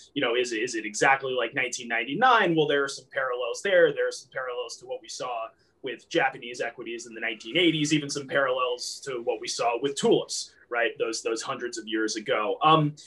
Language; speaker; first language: English; native; English